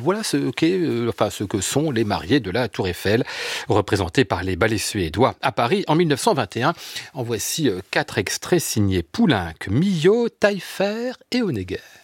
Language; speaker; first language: French; native; French